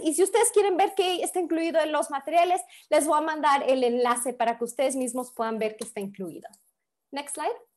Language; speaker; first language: Spanish; early bilingual, heritage; Spanish